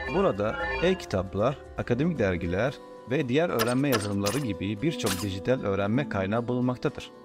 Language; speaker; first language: Turkish; non-native, fluent; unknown